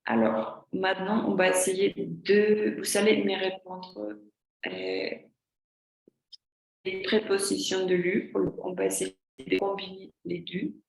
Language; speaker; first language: French; non-native, fluent; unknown